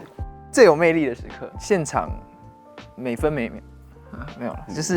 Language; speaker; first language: Chinese; native; Chinese